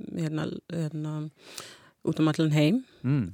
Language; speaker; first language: Icelandic; non-native, fluent; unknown